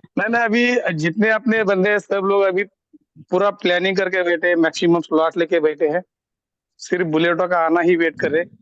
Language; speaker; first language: Hindi; native; Hindi